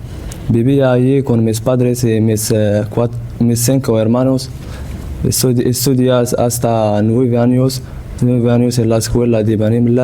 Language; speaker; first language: Spanish; non-native, learner; Central Atlas Tamazight